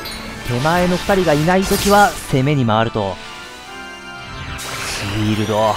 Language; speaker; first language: Japanese; native; Japanese